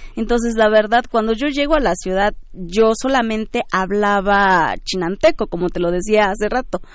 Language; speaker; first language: Spanish; early bilingual, other home language; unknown